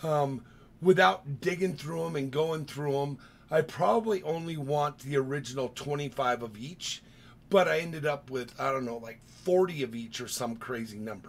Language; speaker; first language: English; native; English